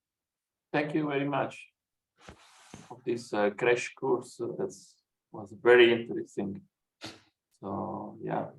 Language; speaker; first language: English; non-native, fluent; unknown